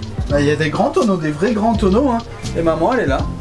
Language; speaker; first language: French; native; French